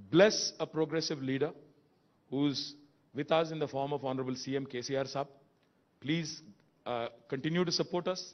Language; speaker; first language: Hindi; non-native, local second language; Telugu